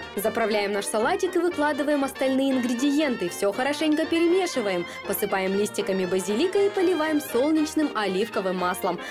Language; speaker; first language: Russian; native; Russian